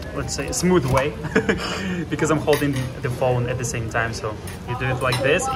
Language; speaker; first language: English; non-native, fluent; Russian